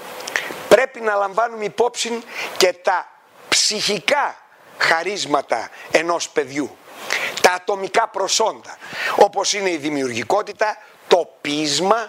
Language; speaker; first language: Greek; native; Greek